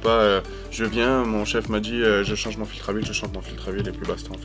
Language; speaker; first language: French; native; French